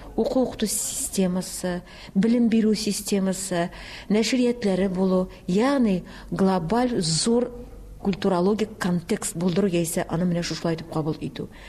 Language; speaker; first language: Tatar; native; Tatar